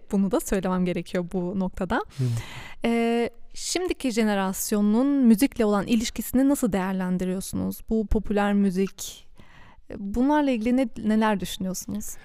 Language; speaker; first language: Turkish; early bilingual, heritage; Turkish